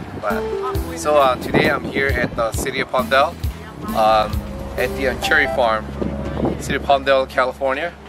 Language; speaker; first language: English; non-native, learner; Khmer